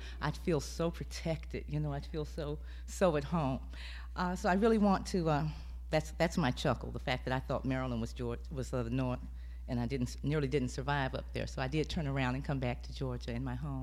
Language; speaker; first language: English; native; English